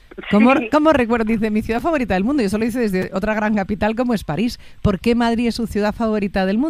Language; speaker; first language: Spanish; native; Spanish